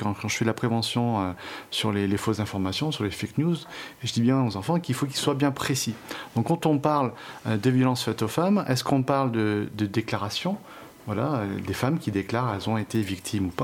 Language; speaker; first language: French; native; French